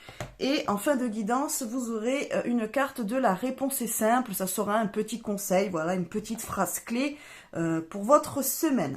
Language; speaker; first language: French; native; French